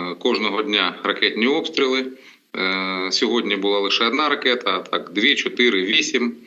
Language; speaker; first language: Ukrainian; non-native, local second language; Russian